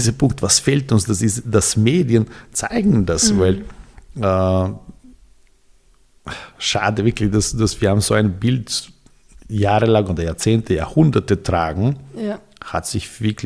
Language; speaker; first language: German; non-native, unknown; Serbian